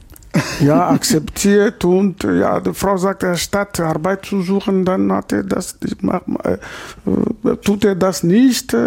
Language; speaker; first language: German; non-native, learner; Lingala